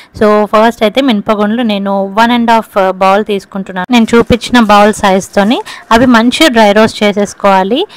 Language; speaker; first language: Telugu; non-native, local second language; Lambadi